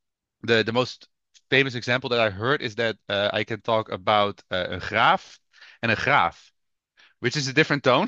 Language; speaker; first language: English; non-native, fluent; Dutch